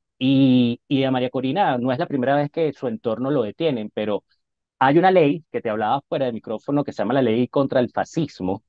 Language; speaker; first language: Spanish; native; Spanish